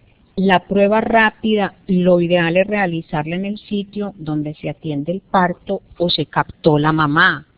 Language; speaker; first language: Spanish; native; Spanish